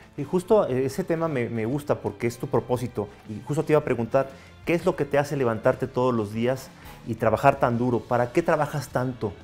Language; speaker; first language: Spanish; native; Spanish